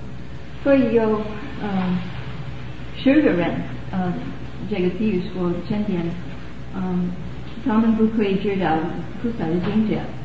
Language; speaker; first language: Chinese; non-native, learner; English